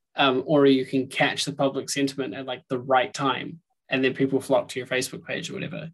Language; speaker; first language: English; native; English